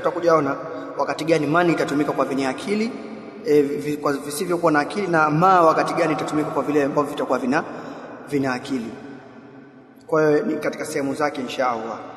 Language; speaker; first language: Swahili; native; Swahili